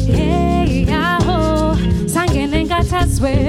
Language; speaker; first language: English; non-native, local second language; Xhosa